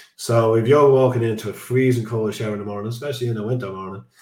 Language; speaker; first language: English; native; English